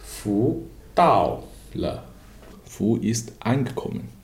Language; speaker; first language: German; non-native, learner; Chinese